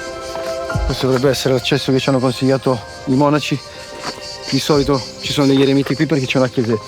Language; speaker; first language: Italian; native; Italian